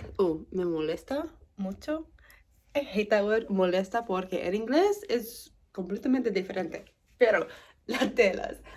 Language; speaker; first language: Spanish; non-native, learner; English